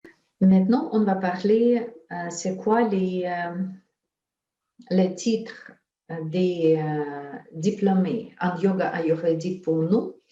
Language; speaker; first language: French; non-native, fluent; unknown